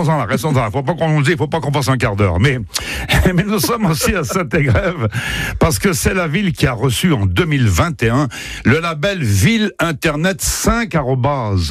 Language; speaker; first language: French; native; French